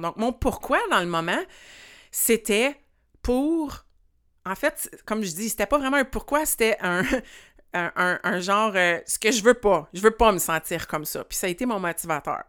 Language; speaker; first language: French; native; French